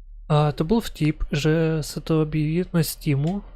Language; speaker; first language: Czech; non-native, learner; Ukrainian